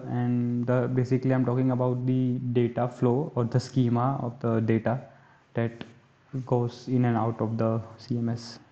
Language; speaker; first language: English; non-native, local second language; Hindi